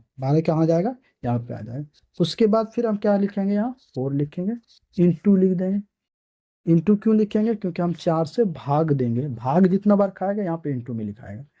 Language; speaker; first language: Hindi; native; Hindi